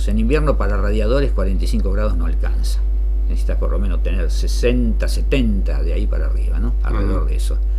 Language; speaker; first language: Spanish; native; Spanish